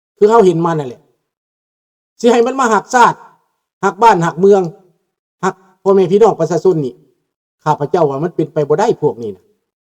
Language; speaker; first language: Lao; native; Lao